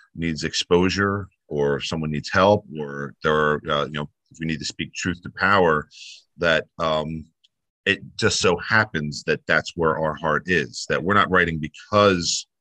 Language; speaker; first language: English; native; English